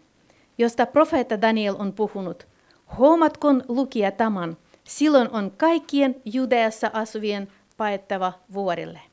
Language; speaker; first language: Finnish; non-native, fluent; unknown